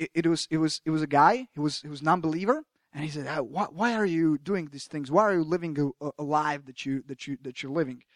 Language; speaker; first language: English; non-native, fluent; Slovak